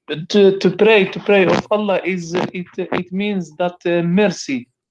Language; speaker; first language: English; non-native, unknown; Arabic